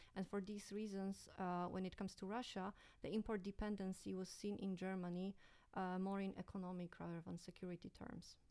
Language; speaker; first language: English; non-native, fluent; Polish